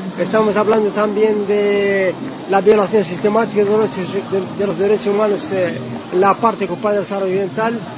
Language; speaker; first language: Spanish; non-native, local second language; Arabic